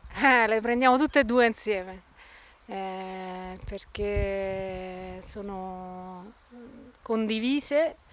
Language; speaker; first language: Italian; native; Italian